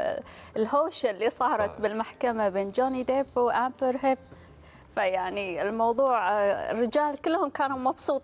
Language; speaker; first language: Arabic; native; Arabic